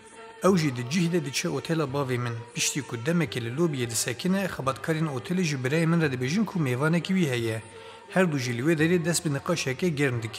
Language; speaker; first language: Kurdish; native; Kurdish